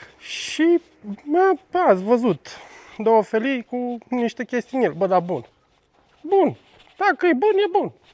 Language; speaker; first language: Romanian; native; Romanian